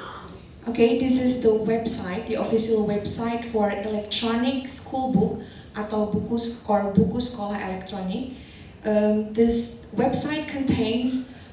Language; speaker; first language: English; non-native, fluent; Indonesian